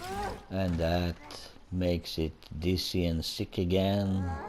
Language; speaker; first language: English; non-native, fluent; Swedish